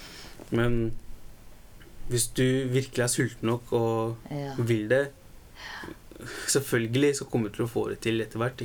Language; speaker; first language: Norwegian; early bilingual, other home language; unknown